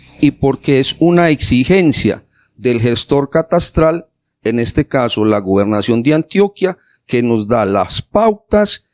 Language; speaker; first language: Spanish; native; Spanish